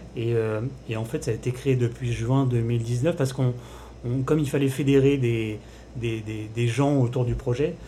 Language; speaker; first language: French; native; French